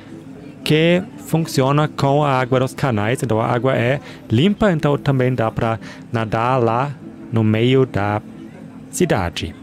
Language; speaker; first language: Portuguese; non-native, fluent; German